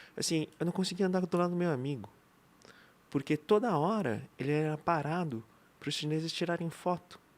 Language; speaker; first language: Portuguese; native; Portuguese